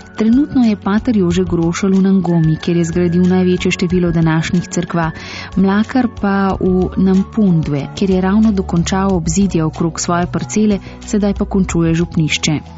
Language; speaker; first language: Slovenian; native; Slovenian